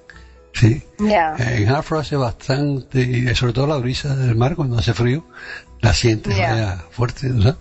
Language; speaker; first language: Spanish; native; Spanish